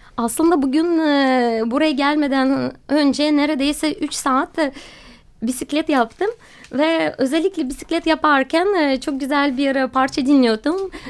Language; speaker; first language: Turkish; non-native, fluent; Russian